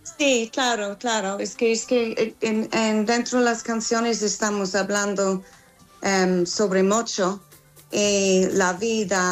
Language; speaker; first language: Spanish; non-native, fluent; English